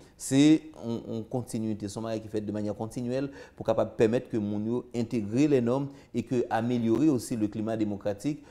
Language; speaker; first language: French; non-native, local second language; Haitian Creole